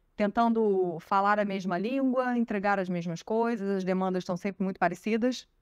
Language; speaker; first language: Portuguese; native; Portuguese